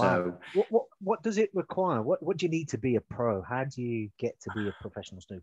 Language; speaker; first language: English; native; English